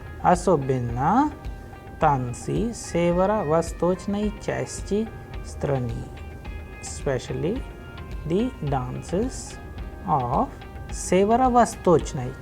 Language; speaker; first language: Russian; non-native, fluent; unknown